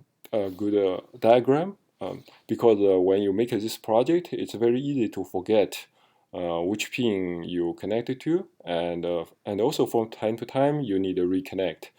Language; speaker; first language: English; non-native, fluent; Chinese